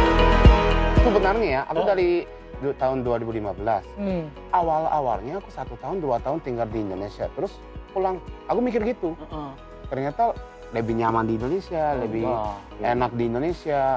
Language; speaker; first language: Indonesian; non-native, fluent; Japanese